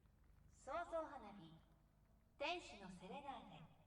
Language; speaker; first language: Japanese; native; Japanese